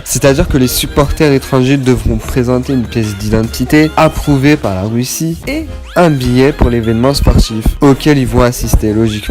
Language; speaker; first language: French; native; French